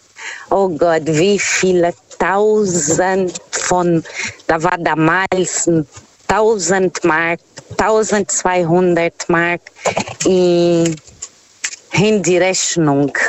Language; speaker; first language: German; non-native, fluent; Portuguese